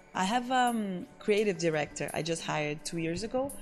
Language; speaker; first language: English; non-native, fluent; Portuguese